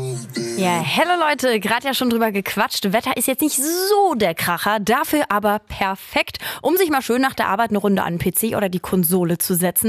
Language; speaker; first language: German; native; German